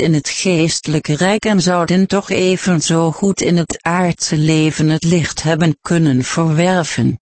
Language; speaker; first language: Dutch; native; Dutch